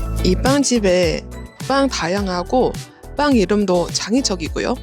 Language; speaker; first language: Korean; non-native, fluent; Vietnamese